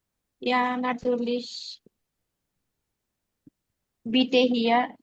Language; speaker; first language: German; non-native, learner; Bangla